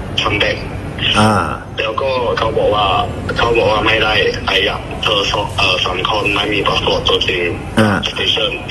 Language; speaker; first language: Thai; non-native, learner; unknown